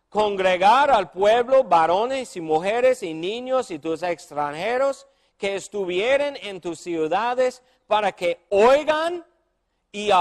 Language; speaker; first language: Spanish; non-native, fluent; English